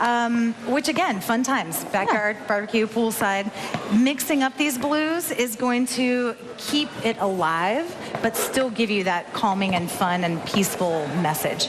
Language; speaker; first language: English; native; English